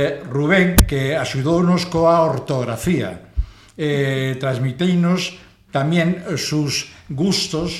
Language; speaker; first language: Galician; non-native, local second language; Spanish